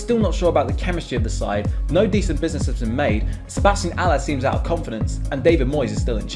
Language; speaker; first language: English; native; English